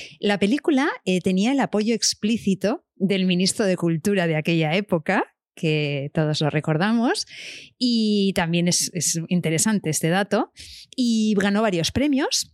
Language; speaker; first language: Spanish; native; Spanish